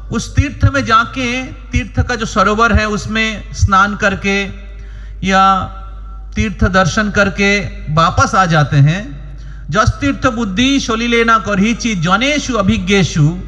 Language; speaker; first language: Hindi; non-native, local second language; Bangla